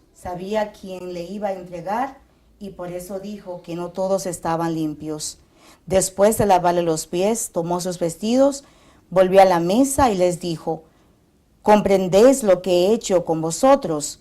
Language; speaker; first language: Spanish; native; Spanish